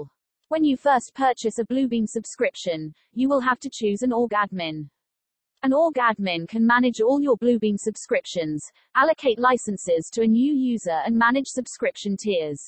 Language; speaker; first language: English; native; English